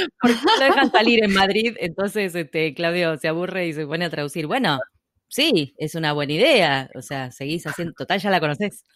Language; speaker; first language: Spanish; native; Spanish